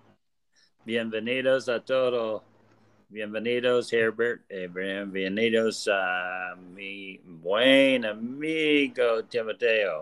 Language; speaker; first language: Spanish; non-native, learner; English